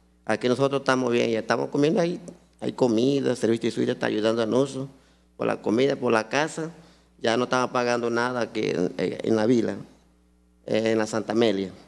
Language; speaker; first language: Portuguese; non-native, learner; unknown